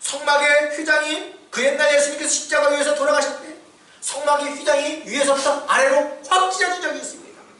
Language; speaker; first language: Korean; native; Korean